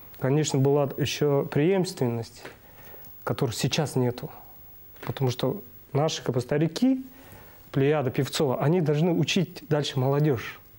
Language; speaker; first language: Russian; non-native, local second language; Buriat